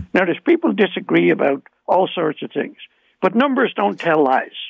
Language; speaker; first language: English; native; English